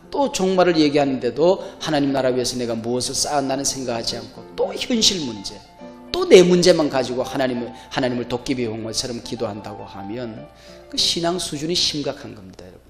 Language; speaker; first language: Korean; native; Korean